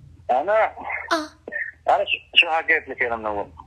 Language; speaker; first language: Arabic; native; Arabic